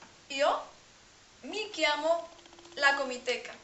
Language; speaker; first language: Italian; non-native, learner; Spanish